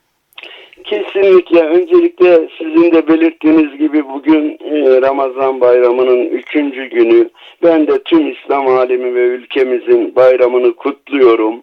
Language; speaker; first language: Turkish; native; Turkish